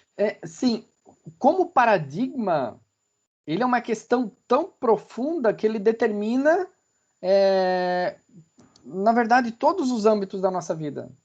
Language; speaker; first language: Portuguese; native; Portuguese